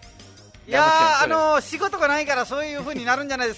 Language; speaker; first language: Japanese; non-native, fluent; Nepali